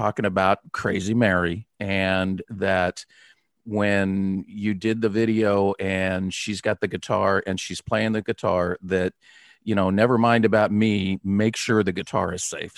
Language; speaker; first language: English; native; English